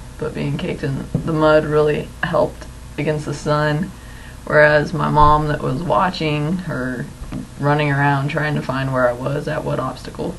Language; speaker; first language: English; native; English